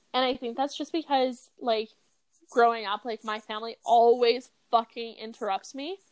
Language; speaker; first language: English; native; English